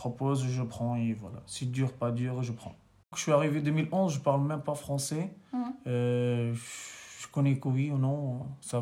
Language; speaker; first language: French; non-native, local second language; Arabic